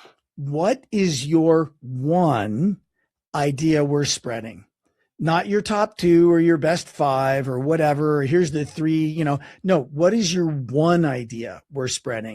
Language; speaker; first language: English; native; English